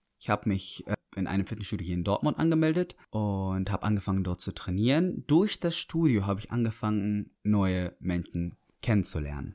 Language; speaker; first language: German; non-native, fluent; Arabic